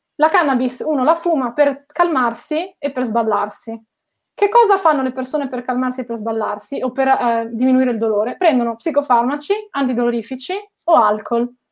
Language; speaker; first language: Italian; native; Italian